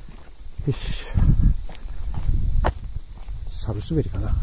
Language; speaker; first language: Japanese; native; Japanese